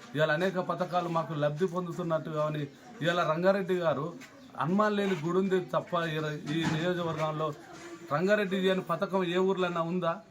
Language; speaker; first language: Telugu; native; Telugu